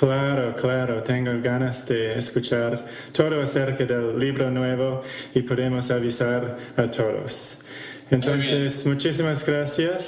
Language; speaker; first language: Spanish; non-native, fluent; English